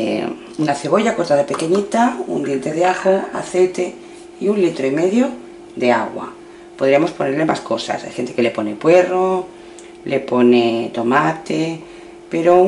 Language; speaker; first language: Spanish; native; Spanish